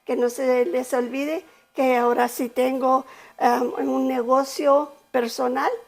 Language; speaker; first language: Spanish; early bilingual, other home language; English